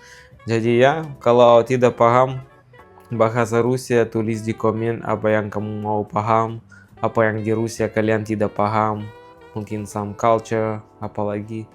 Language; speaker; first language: Indonesian; non-native, learner; Russian